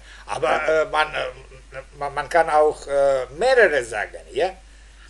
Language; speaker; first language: German; non-native, fluent; Russian